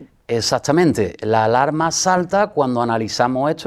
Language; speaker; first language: Spanish; native; Spanish